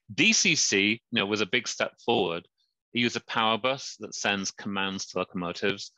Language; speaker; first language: English; native; English